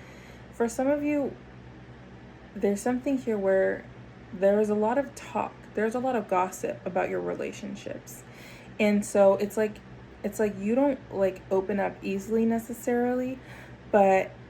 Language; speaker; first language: English; native; English